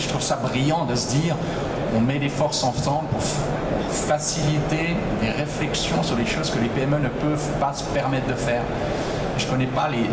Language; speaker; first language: French; native; French